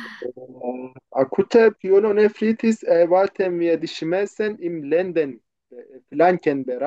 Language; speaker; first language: German; non-native, fluent; Turkish